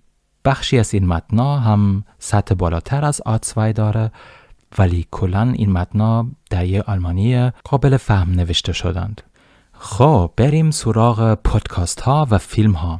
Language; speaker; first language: Persian; non-native, fluent; German